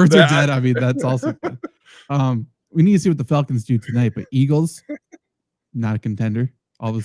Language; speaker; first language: English; native; English